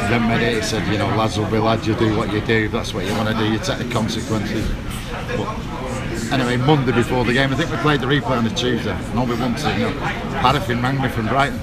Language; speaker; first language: English; native; English